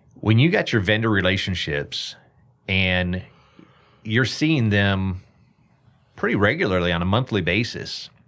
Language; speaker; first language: English; native; English